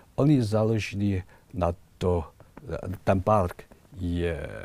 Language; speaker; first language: Czech; non-native, fluent; Chinese